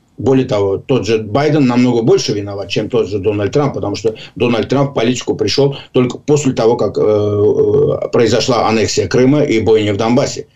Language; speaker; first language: Russian; non-native, local second language; Azerbaijani